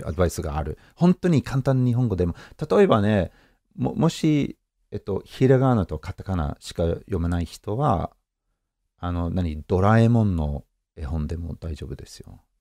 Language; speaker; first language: Japanese; non-native, fluent; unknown